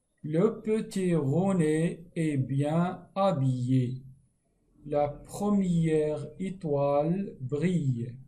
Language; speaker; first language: French; non-native, fluent; Arabic